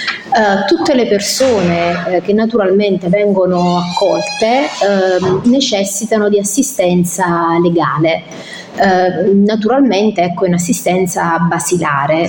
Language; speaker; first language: Italian; native; Italian